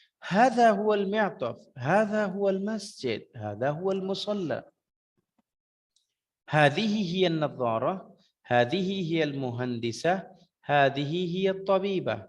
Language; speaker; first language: Arabic; non-native, fluent; Urdu